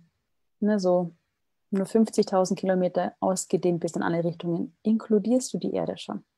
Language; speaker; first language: German; native; German